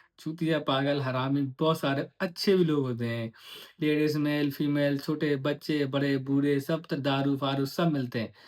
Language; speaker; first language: Hindi; native; Hindi